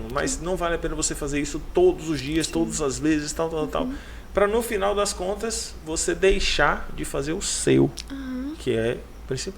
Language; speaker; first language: Portuguese; native; Portuguese